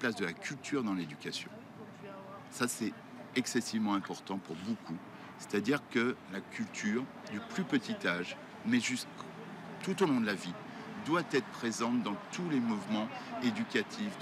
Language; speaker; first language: French; native; French